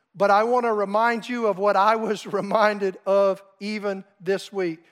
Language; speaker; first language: English; native; English